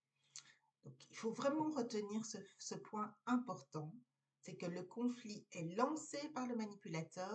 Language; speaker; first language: French; native; French